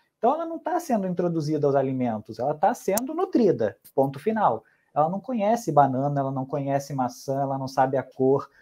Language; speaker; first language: Portuguese; native; Portuguese